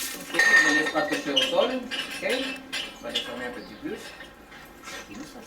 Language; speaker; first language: French; non-native, fluent; Spanish